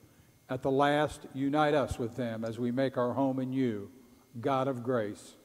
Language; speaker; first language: English; native; English